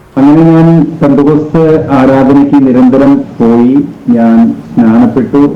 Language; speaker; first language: Malayalam; native; Malayalam